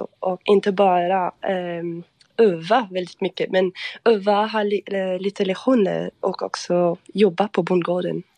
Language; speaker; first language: Swedish; non-native, fluent; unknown